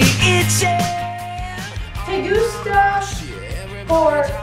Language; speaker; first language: Spanish; non-native, learner; English